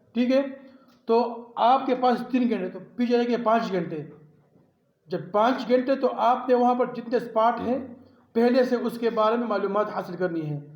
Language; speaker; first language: Urdu; non-native, local second language; Pashto